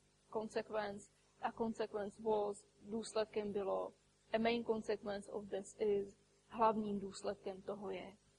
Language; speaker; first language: Czech; native; Czech